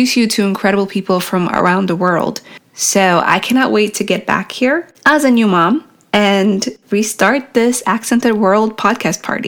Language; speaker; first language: English; non-native, fluent; Polish